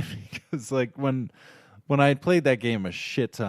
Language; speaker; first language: English; native; English